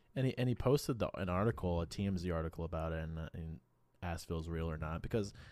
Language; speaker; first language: English; native; English